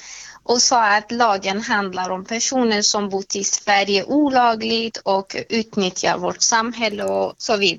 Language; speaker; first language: Swedish; non-native, fluent; Persian